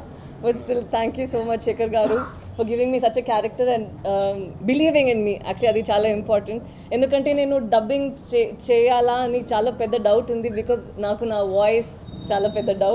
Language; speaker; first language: Telugu; non-native, learner; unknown